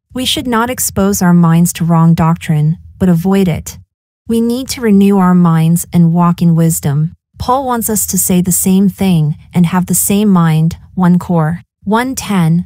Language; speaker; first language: English; native; English